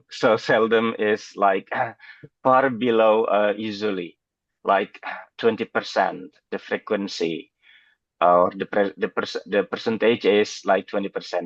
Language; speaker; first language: English; non-native, fluent; Indonesian